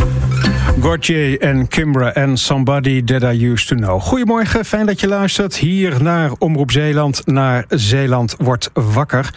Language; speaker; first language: Dutch; native; Dutch